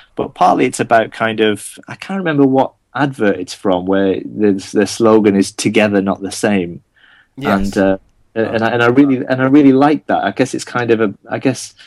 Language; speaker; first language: English; non-native, local second language; Gujarati